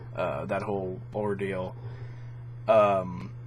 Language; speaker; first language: English; native; English